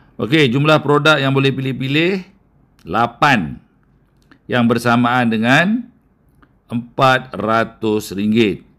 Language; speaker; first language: Malay; native; Malay